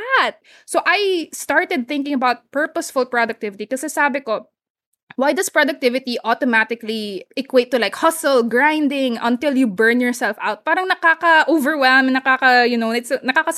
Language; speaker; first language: English; non-native, local second language; Hiligaynon